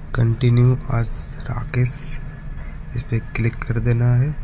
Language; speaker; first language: Hindi; native; Hindi